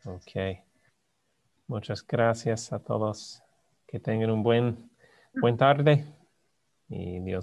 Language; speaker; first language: Spanish; non-native, fluent; English